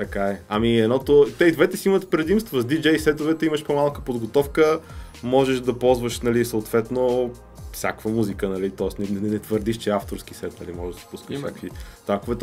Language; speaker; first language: Bulgarian; native; Bulgarian